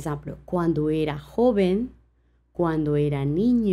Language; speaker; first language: Spanish; non-native, fluent; French